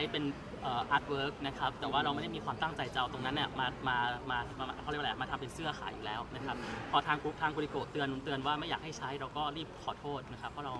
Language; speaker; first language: Thai; native; Thai